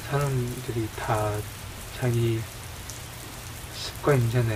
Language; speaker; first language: Korean; non-native, learner; Chinese